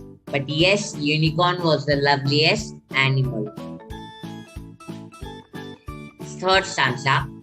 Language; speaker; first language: English; non-native, local second language; Hindi